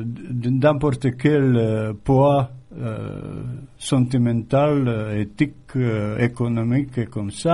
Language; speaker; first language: French; non-native, fluent; Croatian